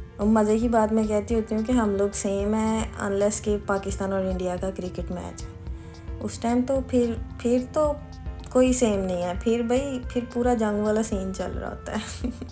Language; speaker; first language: Urdu; native; Urdu